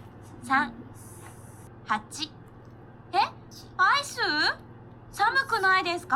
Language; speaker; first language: Japanese; non-native, learner; Filipino